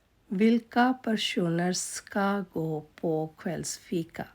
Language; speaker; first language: Swedish; non-native, fluent; Urdu